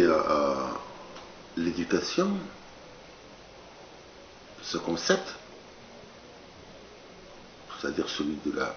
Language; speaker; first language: French; non-native, local second language; Arabic